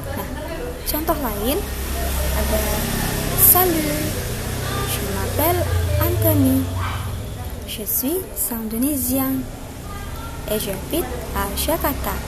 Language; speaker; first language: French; non-native, fluent; Indonesian